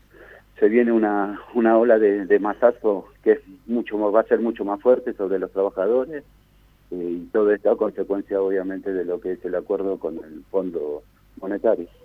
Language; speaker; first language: Spanish; native; Spanish